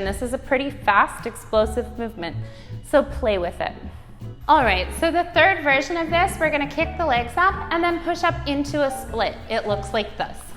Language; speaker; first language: English; native; English